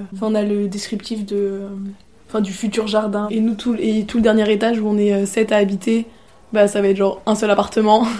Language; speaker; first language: French; native; French